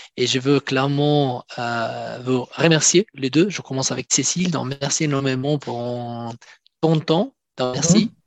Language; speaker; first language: French; non-native, fluent; Italian